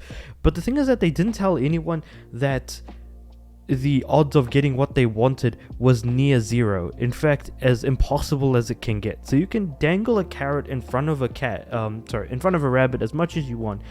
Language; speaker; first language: English; native; English